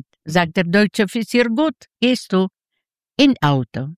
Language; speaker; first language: German; non-native, learner; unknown